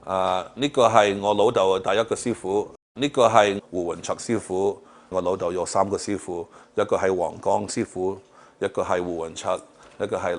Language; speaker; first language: Cantonese; early bilingual, heritage; Cantonese